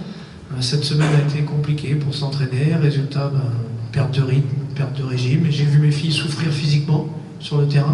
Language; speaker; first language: French; native; French